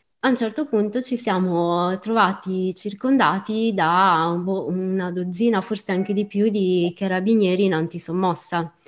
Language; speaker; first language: Italian; native; Italian